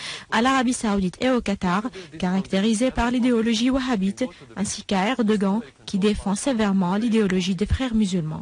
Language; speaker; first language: French; non-native, fluent; Arabic